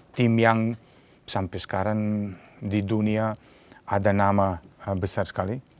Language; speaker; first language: Indonesian; non-native, fluent; Serbian